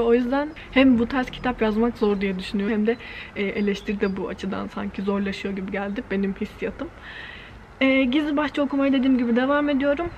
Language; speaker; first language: Turkish; native; Turkish